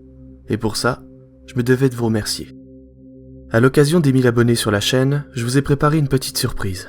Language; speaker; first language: French; native; French